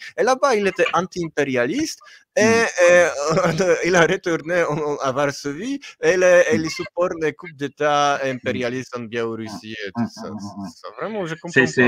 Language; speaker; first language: French; non-native, fluent; Polish